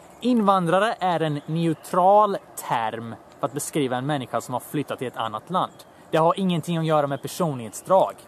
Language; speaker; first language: Swedish; early bilingual, other home language; Bosnian